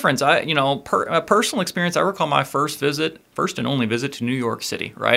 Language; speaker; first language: English; native; English